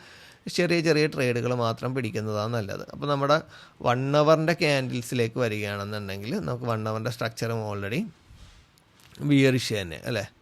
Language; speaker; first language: Malayalam; native; Malayalam